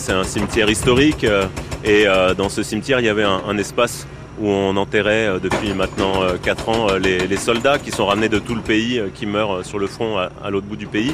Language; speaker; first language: French; native; French